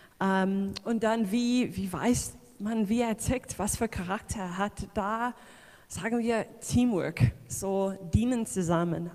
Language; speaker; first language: German; non-native, fluent; English